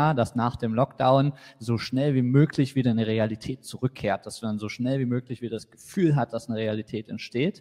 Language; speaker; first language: German; native; German